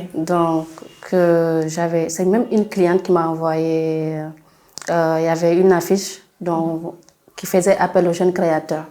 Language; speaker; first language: French; non-native, local second language; Fula